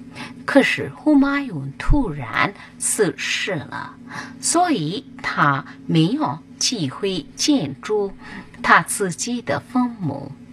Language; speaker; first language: Chinese; non-native, learner; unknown